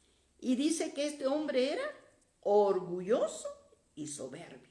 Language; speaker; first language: Spanish; native; Spanish